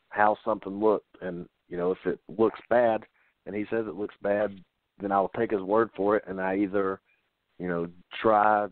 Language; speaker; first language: English; native; English